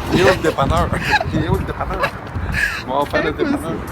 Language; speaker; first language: French; native; French